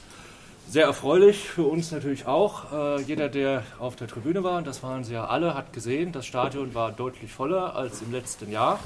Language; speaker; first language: German; native; German